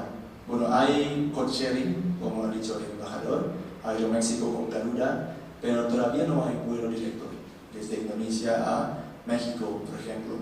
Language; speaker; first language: Spanish; non-native, learner; Indonesian